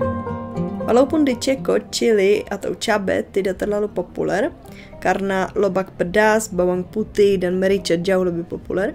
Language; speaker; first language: Indonesian; non-native, fluent; Czech